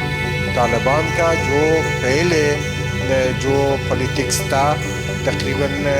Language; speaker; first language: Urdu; non-native, fluent; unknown